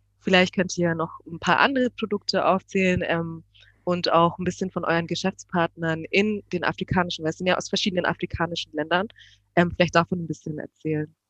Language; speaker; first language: German; native; German